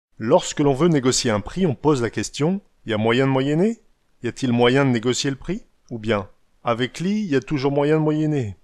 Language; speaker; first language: French; native; French